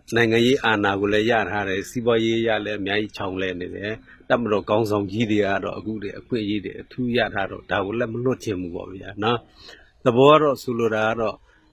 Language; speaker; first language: Burmese; non-native, local second language; Mon